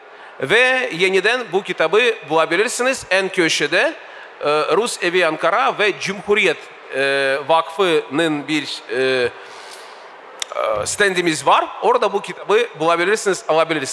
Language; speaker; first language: Turkish; non-native, fluent; Russian